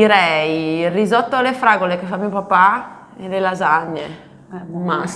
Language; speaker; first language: Italian; native; Italian